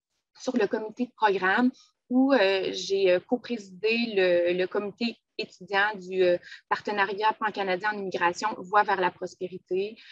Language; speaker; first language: French; native; French